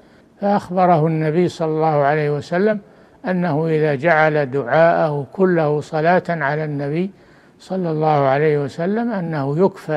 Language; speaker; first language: Arabic; native; Arabic